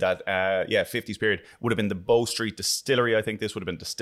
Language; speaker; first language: English; native; English